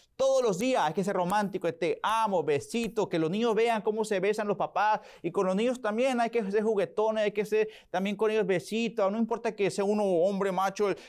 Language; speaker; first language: Spanish; early bilingual, heritage; Spanish